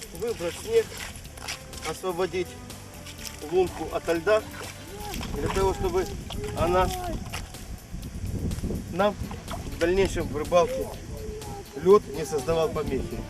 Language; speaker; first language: Russian; native; Russian